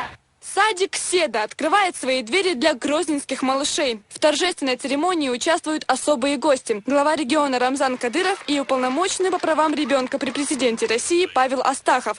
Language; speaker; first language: Russian; native; Russian